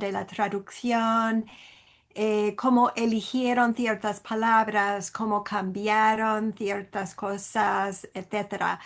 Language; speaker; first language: Spanish; non-native, fluent; English